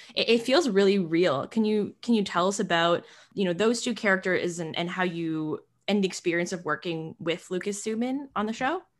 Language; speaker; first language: English; native; English